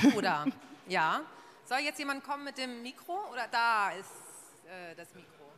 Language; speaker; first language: German; native; German